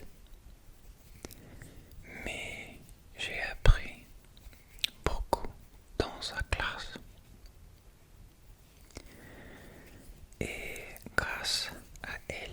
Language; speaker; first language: French; non-native, fluent; English